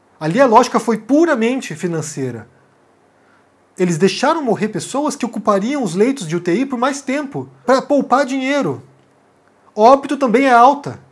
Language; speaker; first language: Portuguese; native; Portuguese